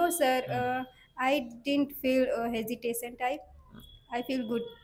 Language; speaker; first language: English; non-native, learner; Hindi